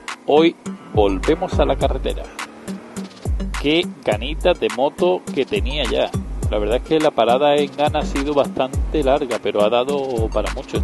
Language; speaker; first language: Spanish; native; Spanish